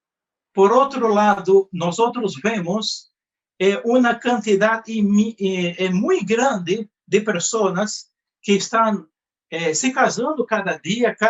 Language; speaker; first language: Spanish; non-native, fluent; Portuguese